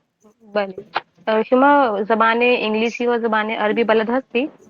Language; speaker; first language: Persian; non-native, learner; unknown